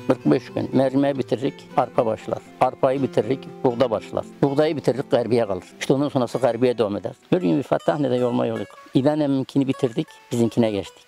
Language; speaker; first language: Turkish; native; Turkish